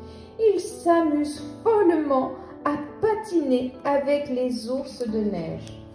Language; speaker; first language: French; native; French